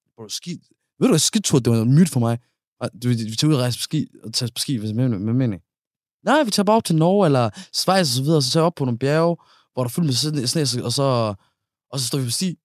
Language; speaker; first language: Danish; early bilingual, other home language; Somali